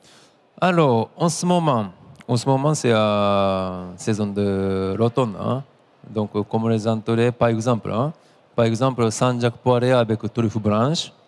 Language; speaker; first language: French; non-native, learner; Japanese